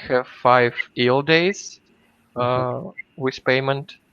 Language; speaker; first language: English; non-native, learner; Russian